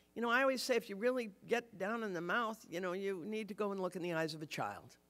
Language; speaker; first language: English; native; English